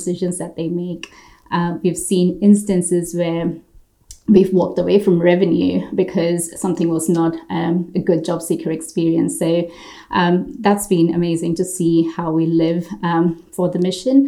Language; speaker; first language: English; non-native, local second language; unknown